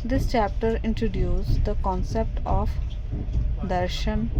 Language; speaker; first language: English; non-native, local second language; Hindi